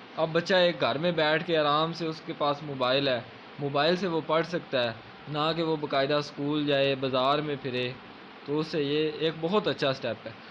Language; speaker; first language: Urdu; non-native, local second language; Punjabi